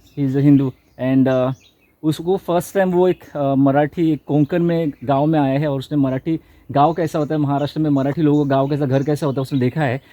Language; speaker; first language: Hindi; non-native, local second language; Marathi